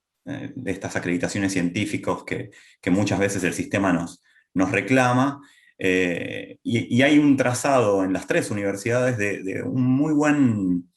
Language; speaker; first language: Spanish; native; Spanish